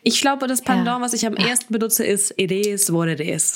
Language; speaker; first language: German; early bilingual, other home language; Russian